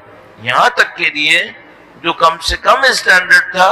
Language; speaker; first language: Urdu; native; Urdu